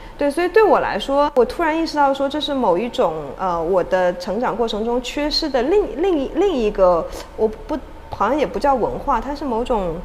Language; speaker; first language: Chinese; native; Chinese